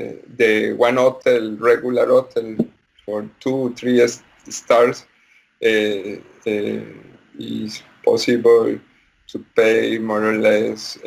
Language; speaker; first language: English; non-native, learner; Spanish